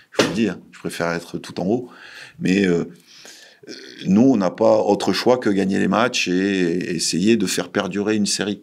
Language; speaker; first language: French; native; French